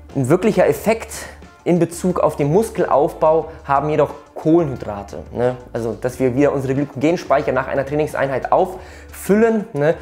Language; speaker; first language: German; early bilingual, other home language; Polish